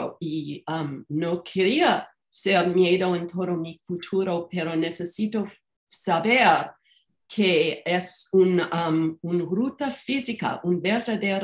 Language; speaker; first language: Spanish; non-native, fluent; English